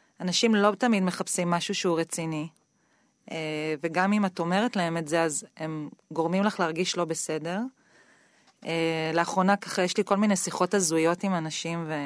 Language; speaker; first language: Hebrew; native; Hebrew